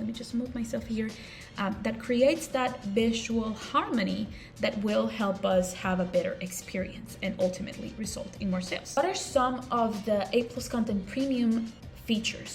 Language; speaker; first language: English; non-native, local second language; Spanish